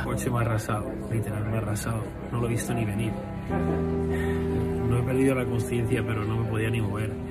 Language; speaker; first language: Spanish; native; Spanish